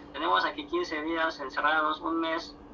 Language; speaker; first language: Spanish; native; Spanish